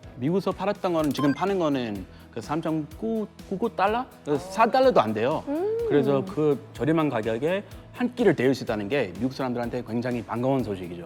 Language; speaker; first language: Korean; non-native, fluent; English